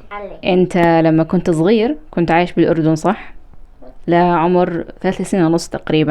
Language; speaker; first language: Arabic; native; Arabic